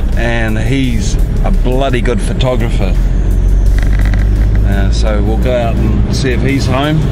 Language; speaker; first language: English; native; English